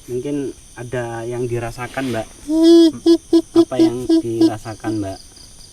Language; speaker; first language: Indonesian; native; Indonesian